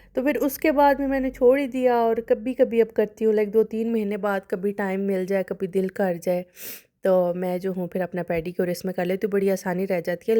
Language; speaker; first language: Urdu; non-native, local second language; Punjabi